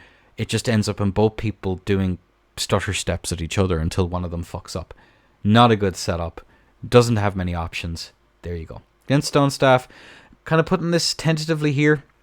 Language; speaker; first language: English; native; English